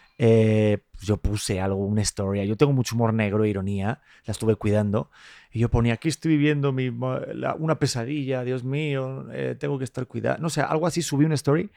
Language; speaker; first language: Spanish; native; Spanish